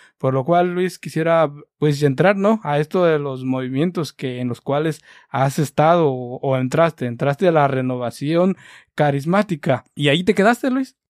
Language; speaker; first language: Spanish; native; Spanish